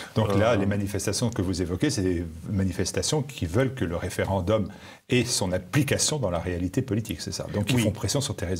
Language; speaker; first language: French; native; French